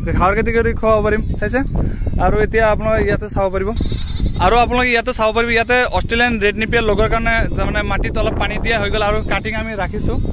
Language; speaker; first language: Assamese; non-native, local second language; Bangla